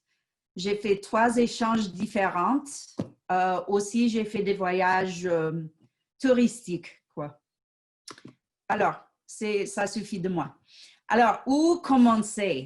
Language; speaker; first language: French; non-native, fluent; English